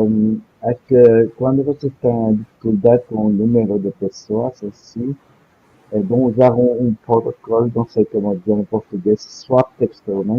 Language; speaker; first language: Portuguese; non-native, fluent; French